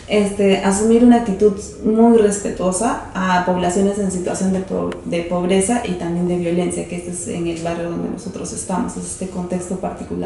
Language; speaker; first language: Spanish; native; Spanish